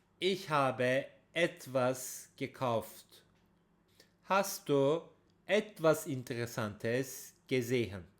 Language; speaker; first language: German; non-native, fluent; Turkish